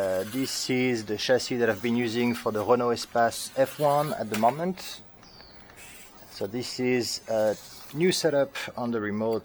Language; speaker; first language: English; non-native, fluent; French